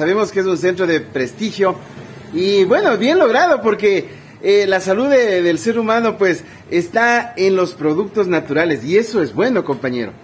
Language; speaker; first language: Spanish; native; Spanish